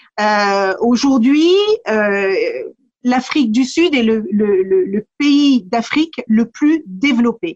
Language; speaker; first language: French; early bilingual, other home language; Kabuverdianu